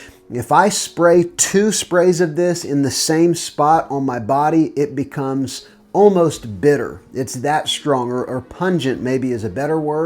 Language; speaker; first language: English; native; English